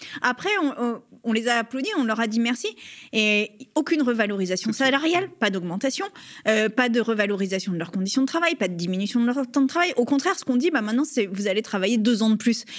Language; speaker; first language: French; native; French